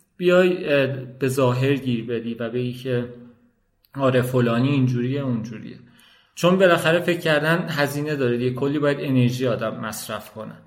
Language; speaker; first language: Persian; non-native, local second language; Azerbaijani